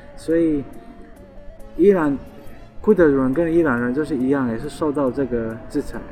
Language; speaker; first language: Chinese; non-native, fluent; Arabic